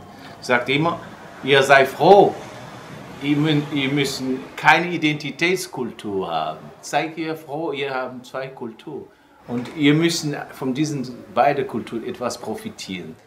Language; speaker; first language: German; non-native, fluent; Kabuverdianu